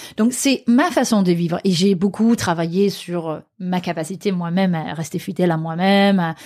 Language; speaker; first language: French; non-native, fluent; Danish